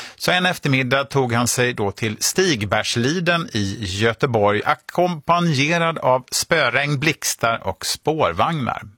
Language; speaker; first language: Swedish; native; Swedish